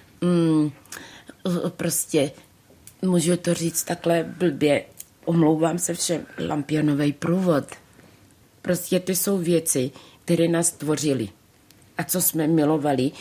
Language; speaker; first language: Czech; early bilingual, other home language; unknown